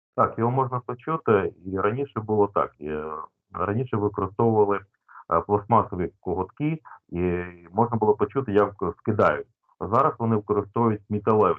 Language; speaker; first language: Ukrainian; non-native, local second language; Russian